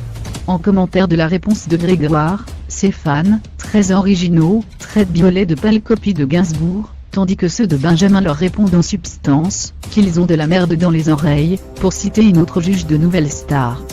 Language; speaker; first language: French; native; French